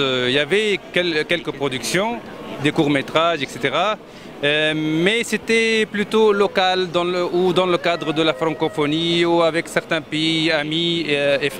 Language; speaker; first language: French; non-native, local second language; Arabic